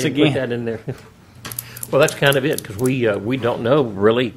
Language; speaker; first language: English; native; English